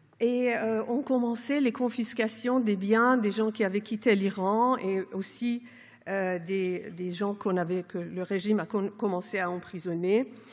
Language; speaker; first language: French; non-native, fluent; Persian